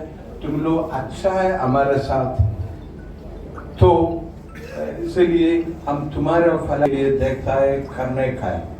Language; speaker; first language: Hindi; non-native, local second language; Malayalam